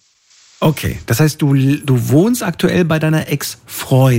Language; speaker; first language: German; native; German